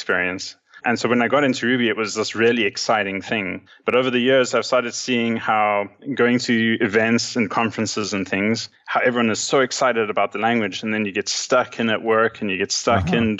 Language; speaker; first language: English; native; English